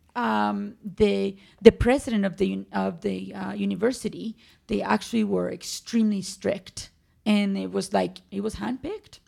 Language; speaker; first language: English; non-native, fluent; Spanish